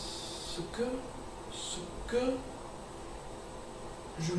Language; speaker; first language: French; non-native, learner; English